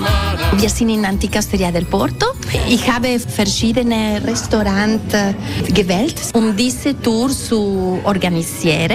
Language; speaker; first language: German; non-native, local second language; Italian